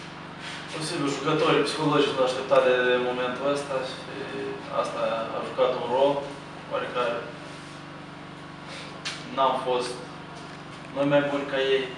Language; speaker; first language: Romanian; non-native, local second language; Russian